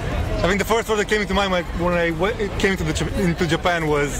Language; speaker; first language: English; non-native, fluent; Romanian